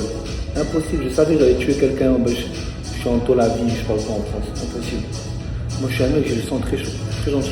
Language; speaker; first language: French; non-native, local second language; Arabic